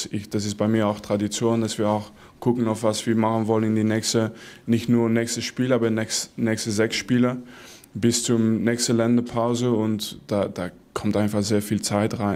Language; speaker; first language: German; non-native, fluent; Dutch